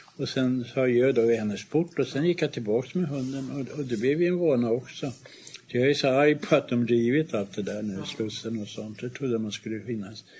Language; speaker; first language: Swedish; native; Swedish